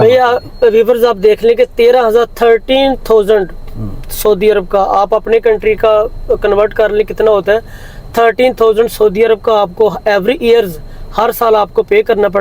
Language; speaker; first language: Hindi; native; Hindi